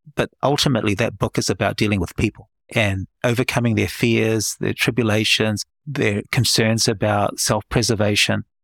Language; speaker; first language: English; native; English